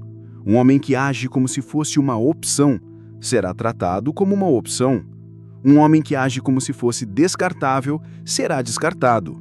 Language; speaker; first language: Portuguese; native; Portuguese